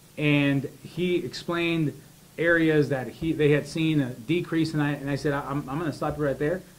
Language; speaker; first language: English; early bilingual, other home language; Spanish